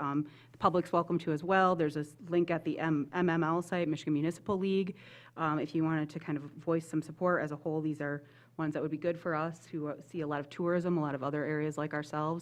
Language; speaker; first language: English; native; English